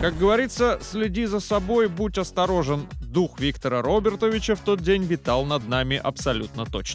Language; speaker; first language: Russian; native; Russian